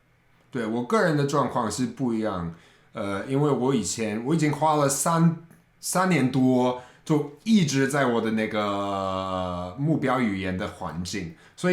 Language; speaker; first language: Chinese; non-native, fluent; English